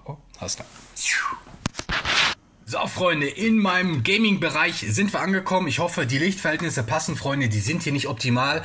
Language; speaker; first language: German; native; German